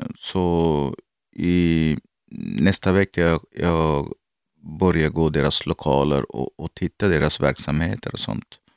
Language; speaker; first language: Swedish; non-native, learner; Arabic